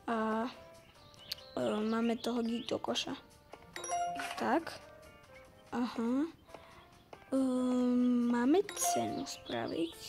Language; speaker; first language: Slovak; native; Slovak